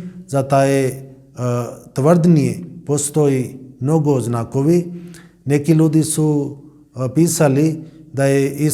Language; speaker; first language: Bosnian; non-native, learner; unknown